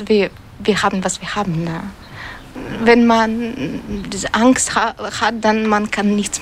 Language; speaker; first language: German; non-native, learner; Russian